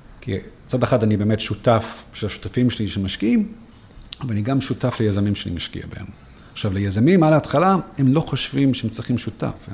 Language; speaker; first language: Hebrew; non-native, fluent; English